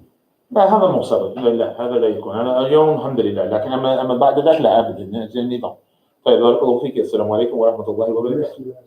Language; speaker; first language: Arabic; non-native, fluent; English